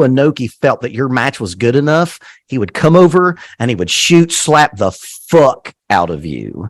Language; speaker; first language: English; native; English